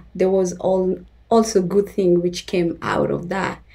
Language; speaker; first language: English; non-native, fluent; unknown